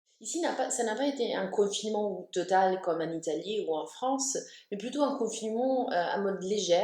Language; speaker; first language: French; non-native, fluent; German